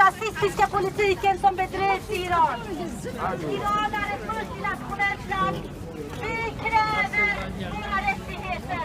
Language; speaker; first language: Swedish; non-native, fluent; Azerbaijani